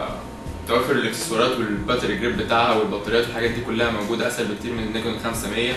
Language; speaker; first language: Arabic; native; Arabic